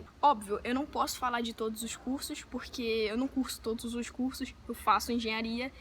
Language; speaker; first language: Portuguese; native; Portuguese